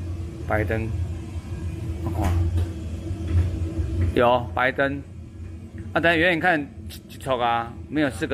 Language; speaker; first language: Chinese; native; Chinese